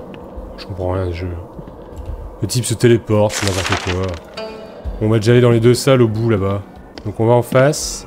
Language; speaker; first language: French; native; French